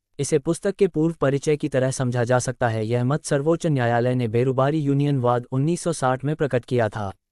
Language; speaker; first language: Hindi; native; Hindi